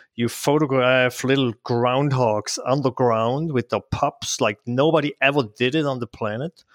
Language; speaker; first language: English; non-native, fluent; Swiss German